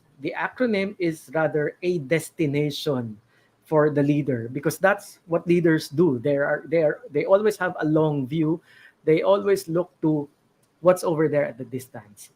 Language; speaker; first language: English; non-native, local second language; Filipino